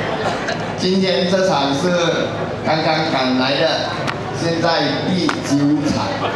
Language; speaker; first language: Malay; non-native, local second language; Chinese